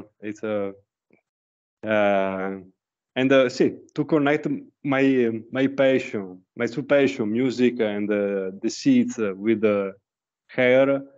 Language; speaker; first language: English; non-native, learner; Italian